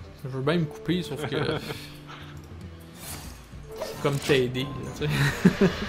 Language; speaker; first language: French; native; French